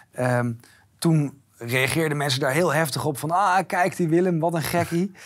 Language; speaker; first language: Dutch; native; Dutch